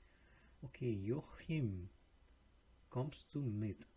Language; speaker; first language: German; non-native, learner; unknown